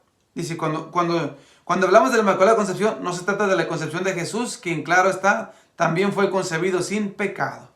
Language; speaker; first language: Spanish; native; Spanish